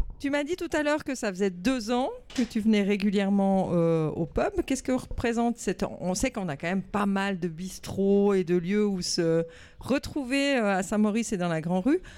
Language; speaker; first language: French; native; French